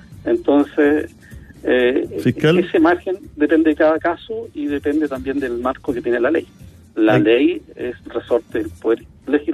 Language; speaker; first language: Spanish; native; Spanish